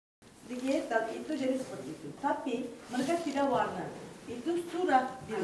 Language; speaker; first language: Indonesian; non-native, learner; Turkish